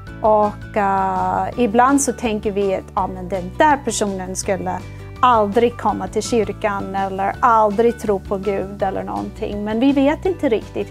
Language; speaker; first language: Swedish; non-native, fluent; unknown